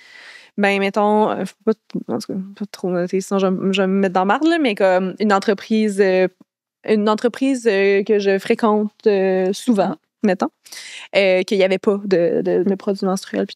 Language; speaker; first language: French; native; French